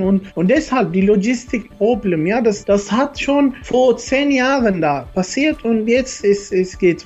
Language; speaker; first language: German; non-native, learner; Arabic